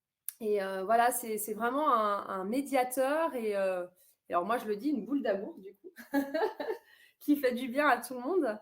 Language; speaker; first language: French; native; French